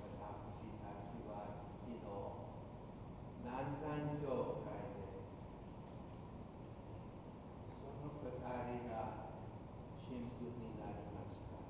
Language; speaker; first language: Japanese; non-native, fluent; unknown